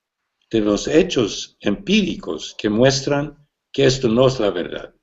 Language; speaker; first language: Spanish; non-native, fluent; English